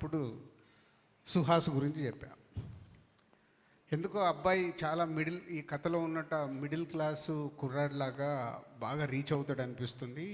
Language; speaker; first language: Telugu; native; Telugu